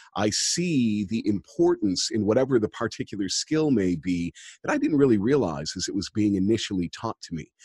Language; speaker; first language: English; native; English